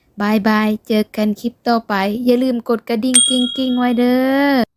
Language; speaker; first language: Thai; non-native, local second language; Northeastern Thai